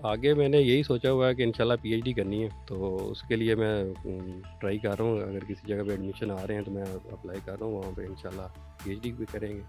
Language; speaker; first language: Urdu; non-native, local second language; Punjabi